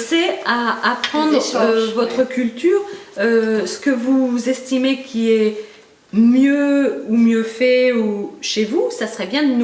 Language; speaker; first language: French; native; French